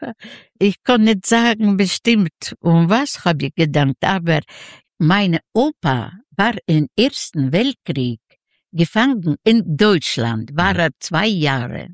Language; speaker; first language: German; non-native, learner; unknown